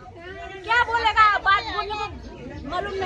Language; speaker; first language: Hindi; non-native, local second language; Rongmei Naga